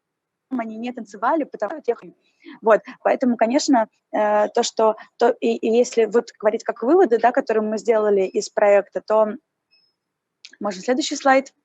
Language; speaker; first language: Russian; native; Russian